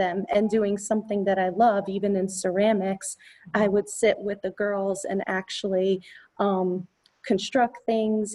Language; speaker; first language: English; native; English